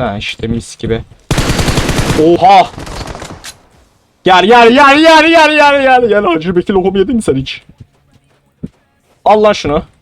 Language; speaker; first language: Turkish; native; Turkish